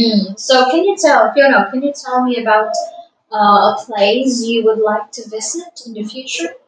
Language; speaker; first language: English; non-native, fluent; Vietnamese